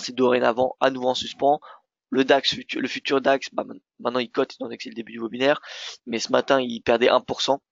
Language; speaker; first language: French; native; French